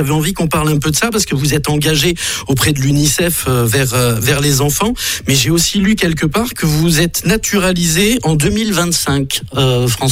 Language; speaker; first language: French; native; French